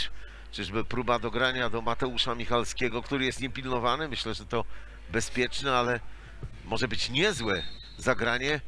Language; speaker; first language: Polish; native; Polish